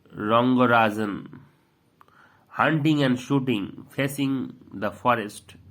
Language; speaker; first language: English; non-native, local second language; Bangla